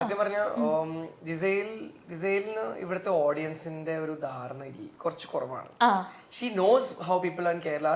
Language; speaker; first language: Malayalam; non-native, fluent; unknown